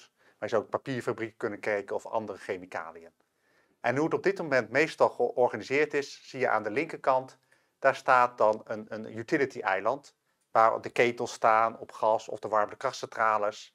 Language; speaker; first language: Dutch; native; Dutch